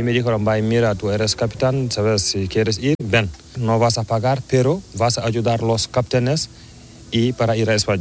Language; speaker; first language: Spanish; non-native, learner; Fula